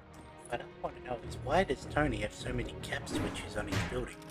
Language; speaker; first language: English; native; English